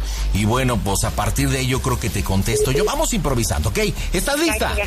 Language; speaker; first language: Spanish; native; Spanish